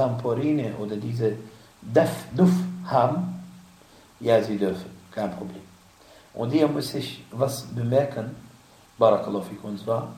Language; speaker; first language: German; non-native, fluent; Arabic